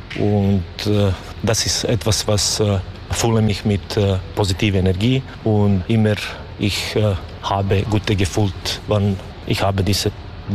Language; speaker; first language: German; non-native, learner; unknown